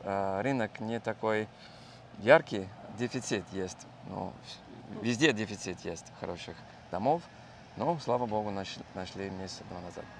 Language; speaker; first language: Russian; non-native, learner; English